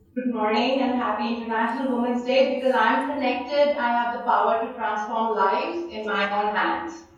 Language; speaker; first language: English; non-native, local second language; Hindi